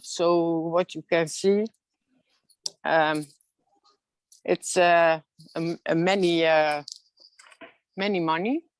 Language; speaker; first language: English; non-native, learner; Dutch